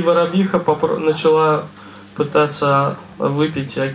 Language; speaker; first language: Russian; native; Russian